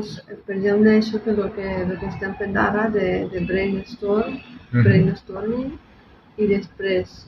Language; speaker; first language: Catalan; non-native, local second language; Spanish